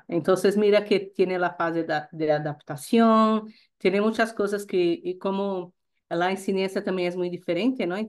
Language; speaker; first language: Spanish; non-native, fluent; Portuguese